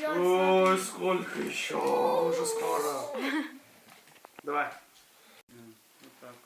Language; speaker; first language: Russian; native; Russian